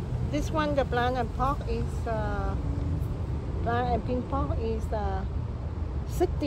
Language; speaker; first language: English; non-native, learner; Vietnamese